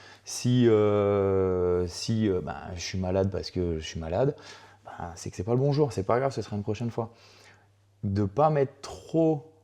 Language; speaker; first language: French; native; French